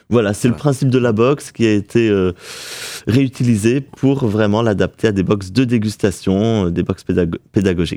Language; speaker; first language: French; native; French